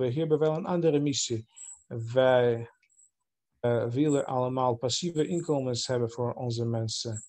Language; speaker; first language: Dutch; non-native, fluent; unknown